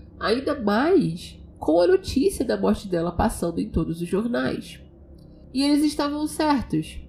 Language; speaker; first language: Portuguese; native; Portuguese